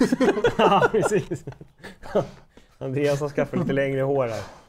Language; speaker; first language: Swedish; native; Swedish